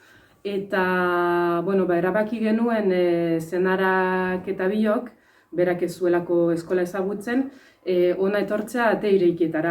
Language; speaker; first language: Basque; non-native, fluent; French